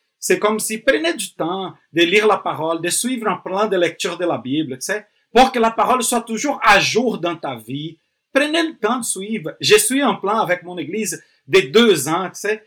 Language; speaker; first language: French; non-native, fluent; Portuguese